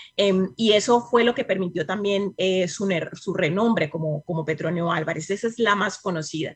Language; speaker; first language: Spanish; native; Spanish